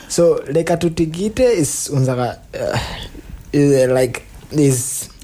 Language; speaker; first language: German; non-native, learner; Swahili